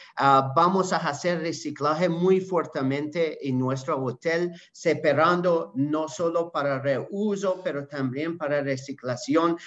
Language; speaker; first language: Spanish; non-native, learner; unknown